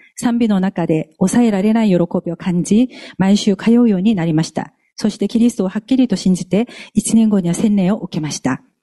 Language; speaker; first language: Japanese; non-native, fluent; Korean